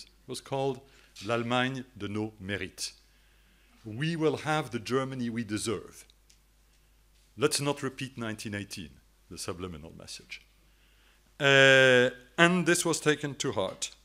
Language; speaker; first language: English; non-native, fluent; French